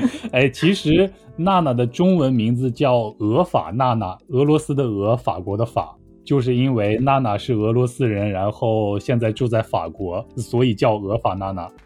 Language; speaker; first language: Chinese; native; Chinese